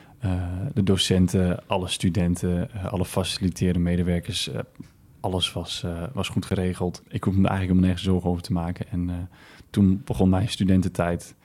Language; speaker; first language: Dutch; early bilingual, other home language; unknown